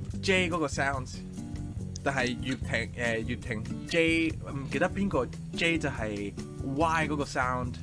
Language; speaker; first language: Cantonese; non-native, fluent; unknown